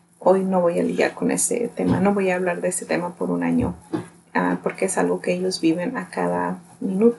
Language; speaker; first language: Spanish; early bilingual, heritage; Spanish